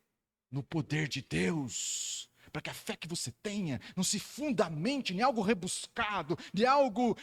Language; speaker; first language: Portuguese; native; Portuguese